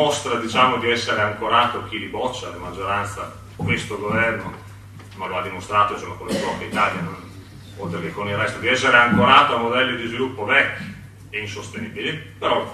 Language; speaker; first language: Italian; native; Italian